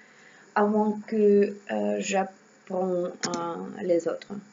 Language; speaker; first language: French; non-native, learner; Russian